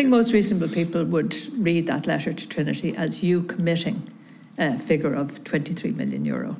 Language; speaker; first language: English; native; English